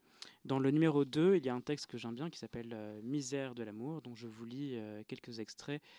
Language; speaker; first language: French; native; French